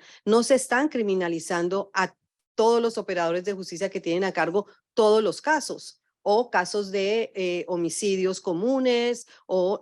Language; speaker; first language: Spanish; native; Spanish